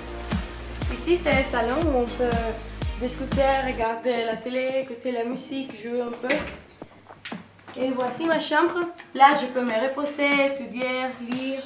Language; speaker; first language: French; non-native, fluent; Spanish